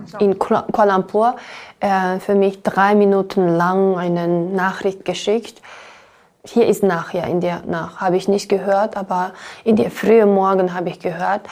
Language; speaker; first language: German; non-native, learner; Uyghur